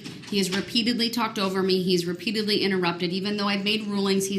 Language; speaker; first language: English; native; English